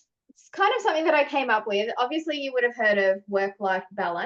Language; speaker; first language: English; native; English